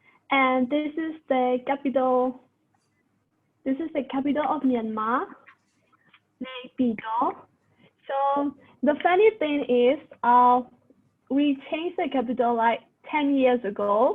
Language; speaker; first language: English; non-native, fluent; Burmese